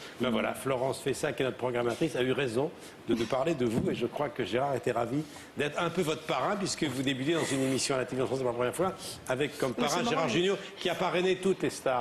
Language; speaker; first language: French; native; French